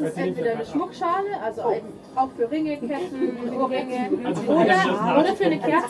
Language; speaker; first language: German; native; German